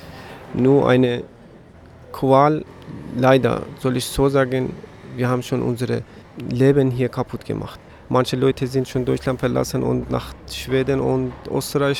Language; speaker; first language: German; non-native, learner; Persian